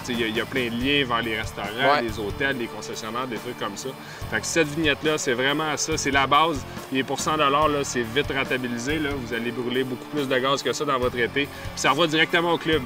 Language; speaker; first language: French; native; French